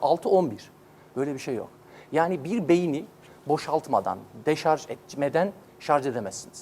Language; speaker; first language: Turkish; native; Turkish